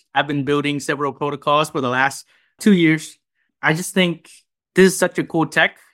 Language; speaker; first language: English; non-native, fluent; Vietnamese